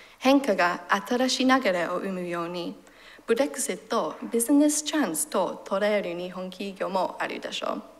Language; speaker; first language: Japanese; non-native, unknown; English